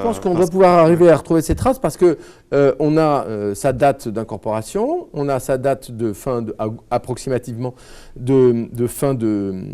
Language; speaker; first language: French; native; French